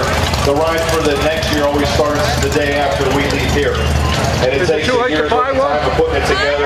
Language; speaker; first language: English; native; English